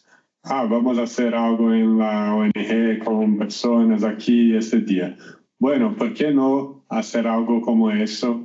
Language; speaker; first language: Spanish; non-native, learner; Portuguese